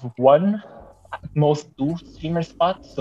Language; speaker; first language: English; non-native, local second language; Bikol